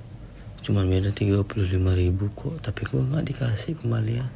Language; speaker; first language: Indonesian; native; Indonesian